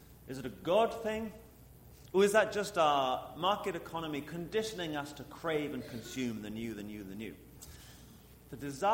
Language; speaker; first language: English; native; English